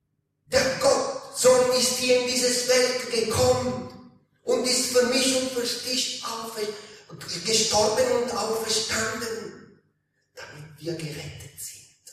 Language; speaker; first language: German; non-native, learner; Italian